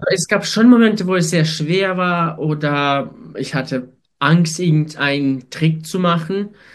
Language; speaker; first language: German; non-native, fluent; Ukrainian